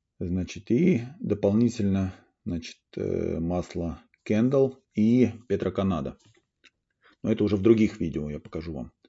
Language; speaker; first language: Russian; native; Russian